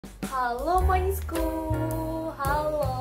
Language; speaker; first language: Indonesian; early bilingual, other home language; Russian